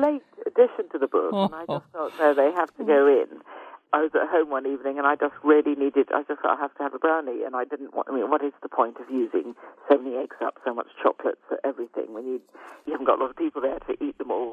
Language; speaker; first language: English; native; English